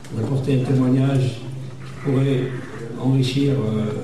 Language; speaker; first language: French; non-native, local second language; Arabic